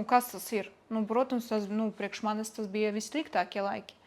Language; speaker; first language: Latvian; non-native, local second language; Russian